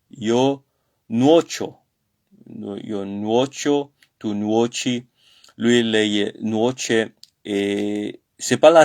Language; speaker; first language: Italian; non-native, learner; French